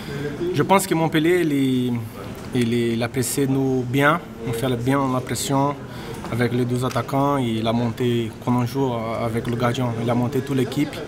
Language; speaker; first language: French; non-native, learner; Portuguese